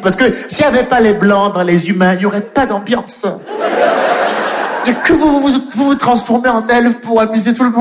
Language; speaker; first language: French; native; French